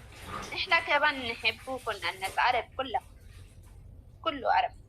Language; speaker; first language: Arabic; non-native, learner; Oromo